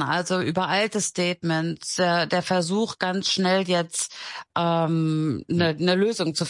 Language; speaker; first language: German; native; German